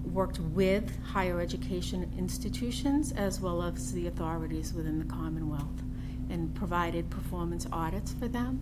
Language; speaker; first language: English; native; English